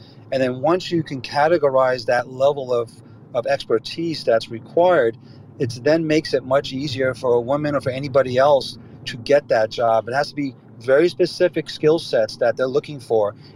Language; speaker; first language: English; native; English